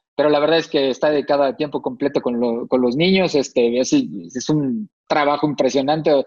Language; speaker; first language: Spanish; native; Spanish